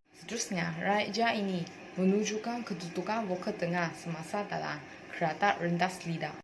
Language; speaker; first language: Malay; non-native, local second language; Chinese